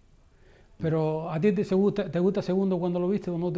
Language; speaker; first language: Spanish; native; Spanish